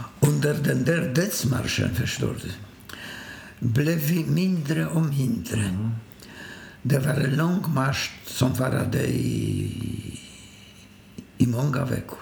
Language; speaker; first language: Swedish; non-native, fluent; Polish